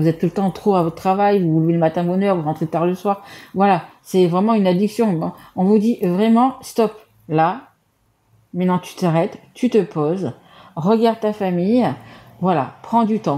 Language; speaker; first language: French; native; French